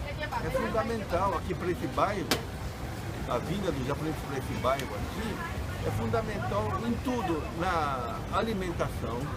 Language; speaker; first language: Portuguese; early bilingual, other home language; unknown